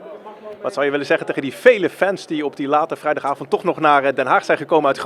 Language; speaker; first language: Dutch; native; Dutch